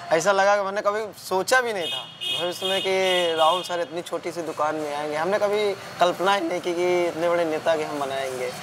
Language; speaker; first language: Hindi; native; Hindi